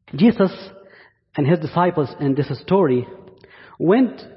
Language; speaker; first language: English; non-native, fluent; Arabic